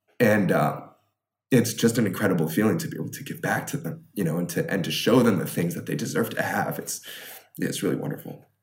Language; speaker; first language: English; early bilingual, other home language; Chinese